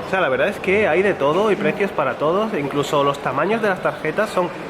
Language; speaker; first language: Spanish; native; Spanish